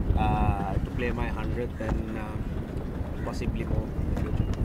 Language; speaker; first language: English; non-native, local second language; Sinhala